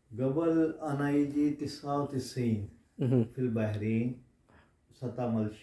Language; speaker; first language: Arabic; non-native, learner; Urdu